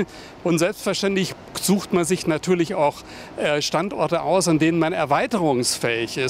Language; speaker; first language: German; native; German